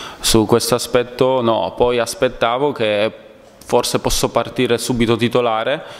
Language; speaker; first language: Italian; non-native, fluent; Polish